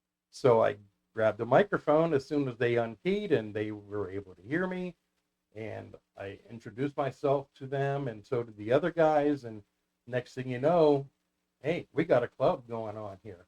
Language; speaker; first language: English; native; English